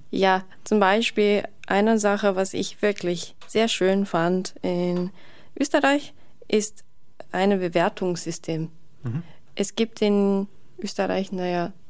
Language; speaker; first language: German; non-native, learner; Japanese